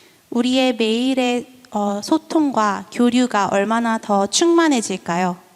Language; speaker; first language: Korean; native; Korean